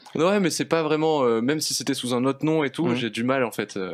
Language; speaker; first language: French; native; French